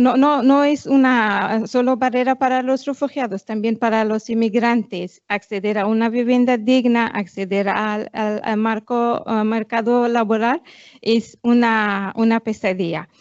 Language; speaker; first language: Spanish; non-native, fluent; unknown